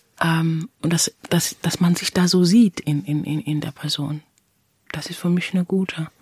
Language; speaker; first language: German; non-native, fluent; English